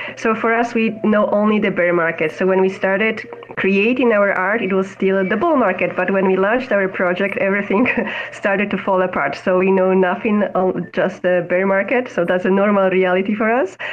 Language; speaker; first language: English; non-native, fluent; Polish